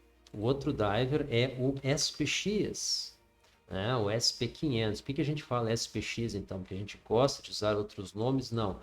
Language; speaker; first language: Portuguese; native; Portuguese